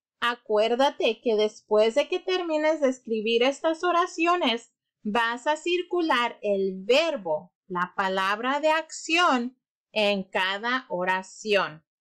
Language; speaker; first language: Spanish; early bilingual, heritage; Spanish